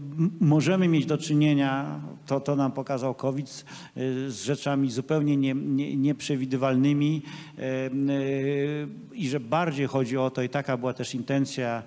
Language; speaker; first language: Polish; native; Polish